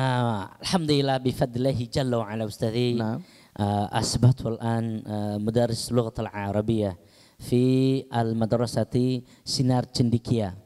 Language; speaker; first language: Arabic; non-native, fluent; Indonesian